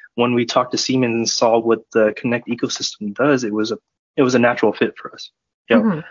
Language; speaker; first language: English; native; English